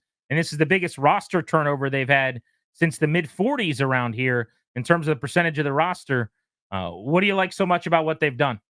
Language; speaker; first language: English; native; English